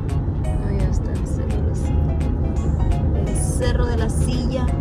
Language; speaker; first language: Spanish; native; Spanish